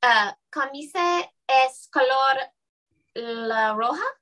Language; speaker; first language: Spanish; non-native, learner; English